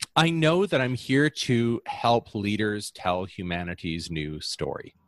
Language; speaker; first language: English; native; English